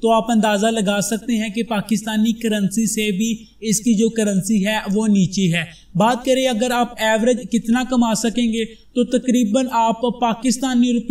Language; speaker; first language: Hindi; non-native, local second language; Punjabi